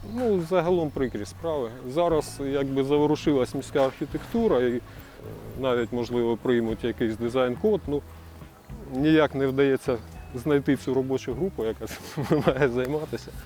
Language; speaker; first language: Ukrainian; native; Ukrainian